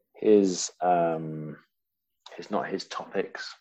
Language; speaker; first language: English; native; English